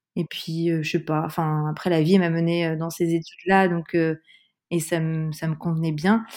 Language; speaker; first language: French; native; French